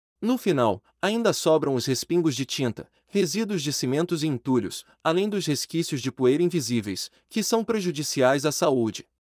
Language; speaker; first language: Portuguese; native; Portuguese